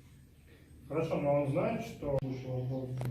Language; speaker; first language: Russian; native; Russian